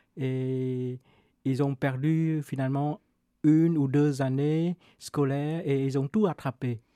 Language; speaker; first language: French; non-native, fluent; Vietnamese